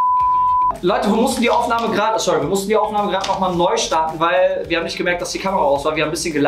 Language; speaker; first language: German; native; German